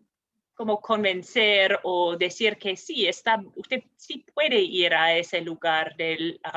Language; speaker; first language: Spanish; non-native, fluent; English